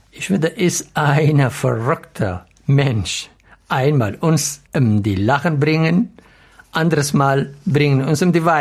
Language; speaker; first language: German; non-native, learner; Arabic